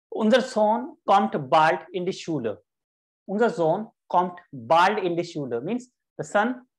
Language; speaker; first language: German; non-native, fluent; Hindi